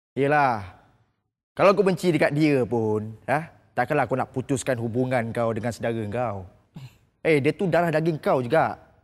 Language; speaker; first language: Malay; native; Malay